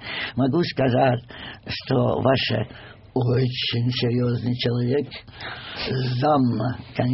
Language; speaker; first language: Russian; non-native, fluent; English